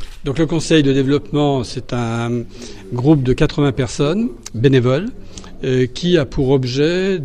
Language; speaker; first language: French; native; French